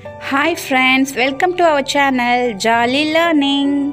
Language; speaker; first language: English; non-native, local second language; Tamil